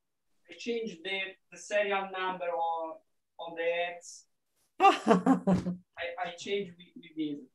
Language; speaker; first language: English; non-native, learner; Italian